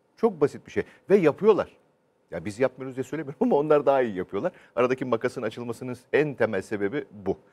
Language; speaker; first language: Turkish; native; Turkish